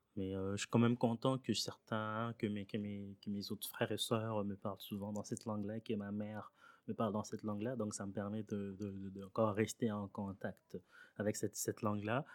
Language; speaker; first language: French; early bilingual, other home language; Swahili